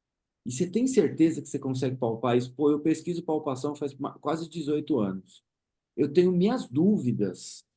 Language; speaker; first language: Portuguese; native; Portuguese